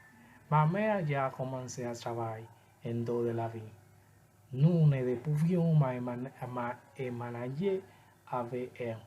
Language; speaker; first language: French; non-native, learner; Spanish